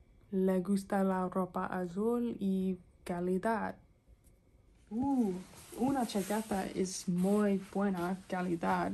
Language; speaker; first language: Spanish; non-native, learner; English